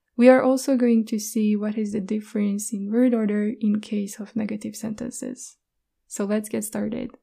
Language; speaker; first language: English; non-native, fluent; Hungarian